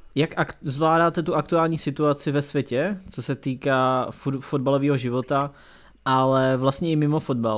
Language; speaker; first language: Czech; native; Czech